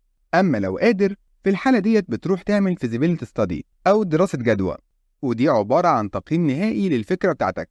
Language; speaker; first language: Arabic; native; Arabic